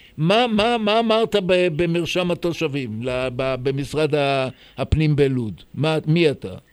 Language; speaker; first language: Hebrew; native; Hebrew